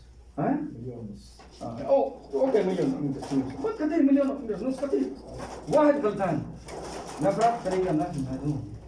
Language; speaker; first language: Arabic; non-native, learner; Hindi